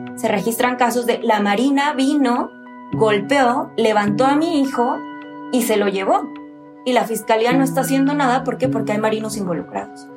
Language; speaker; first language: Spanish; native; Spanish